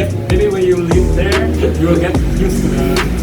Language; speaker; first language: English; non-native, fluent; Vietnamese